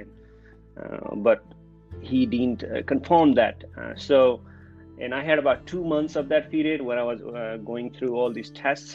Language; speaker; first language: English; non-native, local second language; Nepali